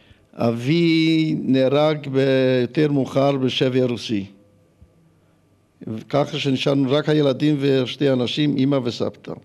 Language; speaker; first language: Hebrew; early bilingual, other home language; Hungarian